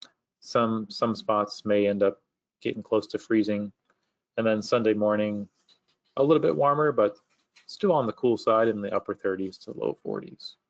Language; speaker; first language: English; native; English